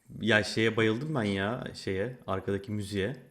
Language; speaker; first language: Turkish; native; Turkish